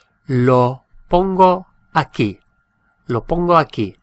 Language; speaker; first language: Spanish; non-native, fluent; English